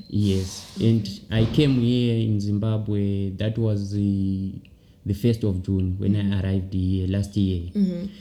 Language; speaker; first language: English; non-native, local second language; Shona